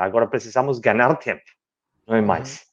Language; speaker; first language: Portuguese; non-native, learner; Spanish